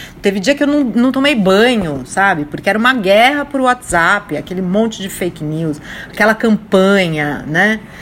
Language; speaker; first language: Portuguese; native; Portuguese